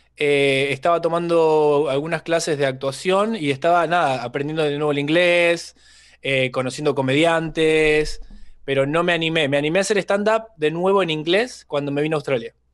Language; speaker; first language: Spanish; native; Spanish